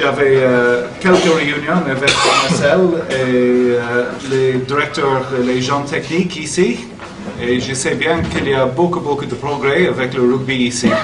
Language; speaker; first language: French; non-native, learner; English